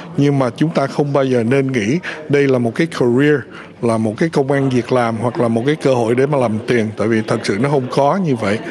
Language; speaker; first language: Vietnamese; early bilingual, heritage; Vietnamese